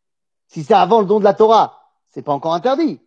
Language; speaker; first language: French; native; French